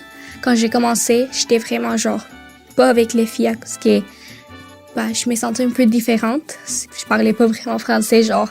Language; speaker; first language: French; early bilingual, other home language; Spanish